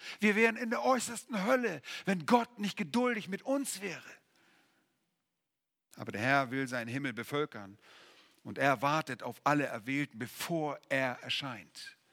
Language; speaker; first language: German; native; German